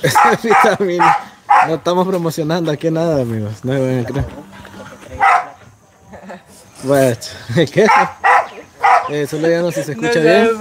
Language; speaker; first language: Spanish; native; Spanish